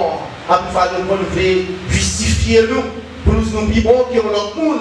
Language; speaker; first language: French; non-native, learner; Haitian Creole